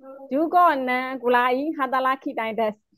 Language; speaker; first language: Japanese; non-native, learner; Burmese